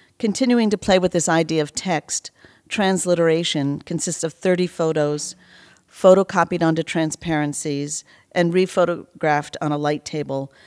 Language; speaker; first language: English; native; English